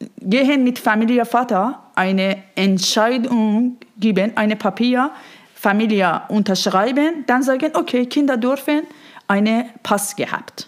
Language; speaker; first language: German; non-native, learner; Persian